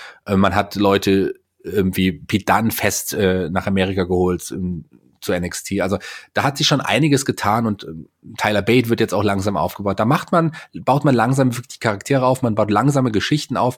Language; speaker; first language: German; native; German